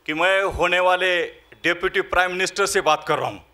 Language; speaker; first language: Hindi; non-native, local second language; Marathi